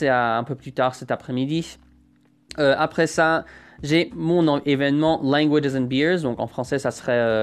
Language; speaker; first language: French; non-native, fluent; English